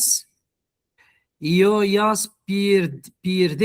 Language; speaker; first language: Spanish; non-native, learner; Arabic